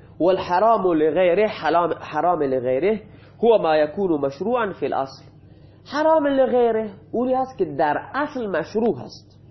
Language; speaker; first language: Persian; non-native, local second language; Baluchi